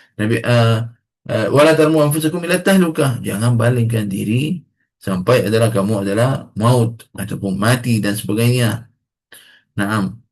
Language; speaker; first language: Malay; non-native, fluent; Arabic